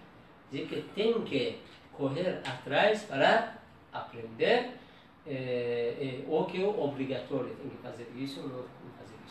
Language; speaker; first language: Portuguese; non-native, learner; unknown